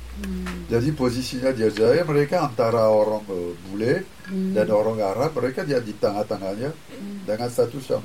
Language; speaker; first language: Indonesian; non-native, fluent; French